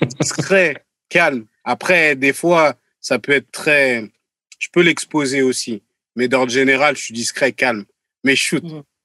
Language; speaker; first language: French; native; French